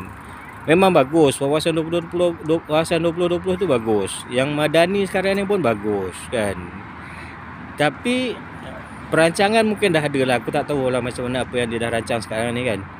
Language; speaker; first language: Malay; native; Malay